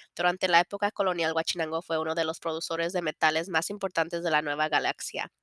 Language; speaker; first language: Spanish; early bilingual, heritage; Spanish